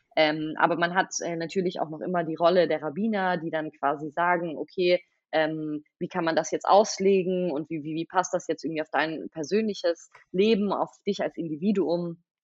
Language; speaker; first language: German; native; German